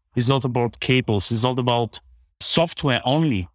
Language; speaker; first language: English; non-native, fluent; Bulgarian